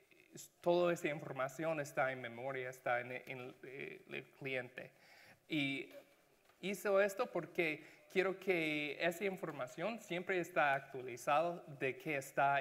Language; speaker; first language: Spanish; non-native, learner; English